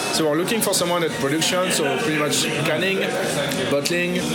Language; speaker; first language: English; non-native, fluent; French